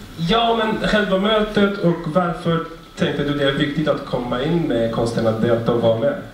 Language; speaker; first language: Swedish; non-native, fluent; Arabic